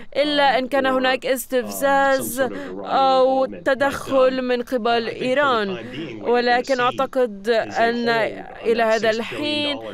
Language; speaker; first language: Arabic; non-native, fluent; English